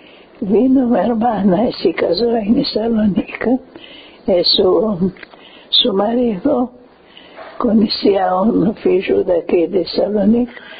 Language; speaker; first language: Spanish; early bilingual, heritage; Ladino